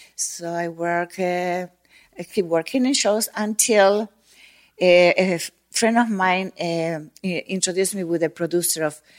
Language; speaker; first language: English; non-native, learner; Spanish